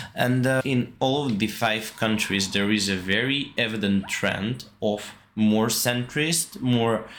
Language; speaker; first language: English; non-native, fluent; Russian